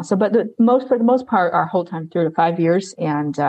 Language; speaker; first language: English; non-native, fluent; Chinese